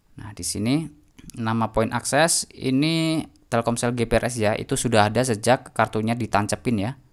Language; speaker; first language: Indonesian; native; Indonesian